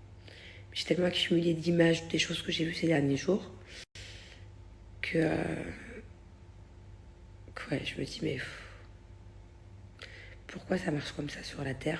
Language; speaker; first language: French; native; French